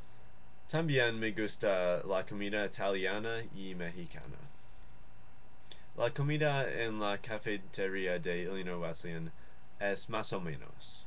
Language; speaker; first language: Spanish; non-native, learner; English